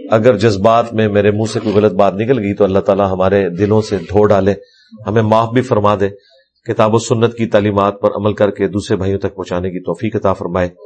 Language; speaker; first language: Urdu; non-native, local second language; Punjabi